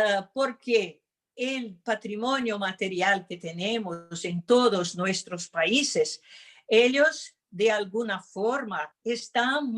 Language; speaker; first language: Spanish; non-native, fluent; Portuguese